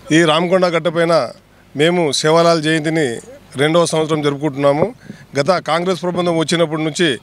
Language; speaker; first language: Telugu; non-native, local second language; Lambadi